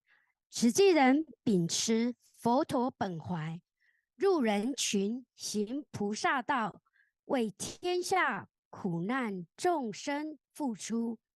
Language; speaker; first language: Chinese; native; Chinese